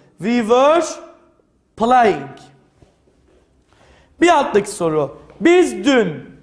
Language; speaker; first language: English; non-native, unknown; Turkish